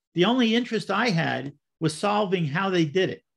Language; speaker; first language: English; native; English